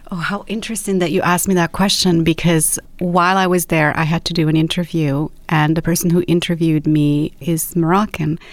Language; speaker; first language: English; non-native, fluent; Arabic